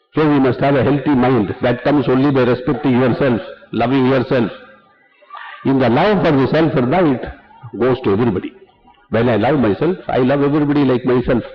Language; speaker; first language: English; non-native, local second language; Tamil